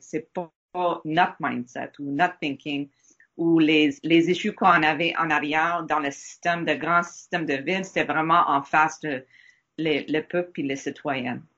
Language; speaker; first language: French; non-native, learner; English